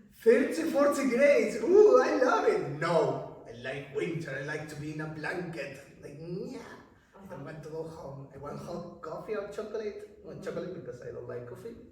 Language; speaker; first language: English; non-native, learner; Spanish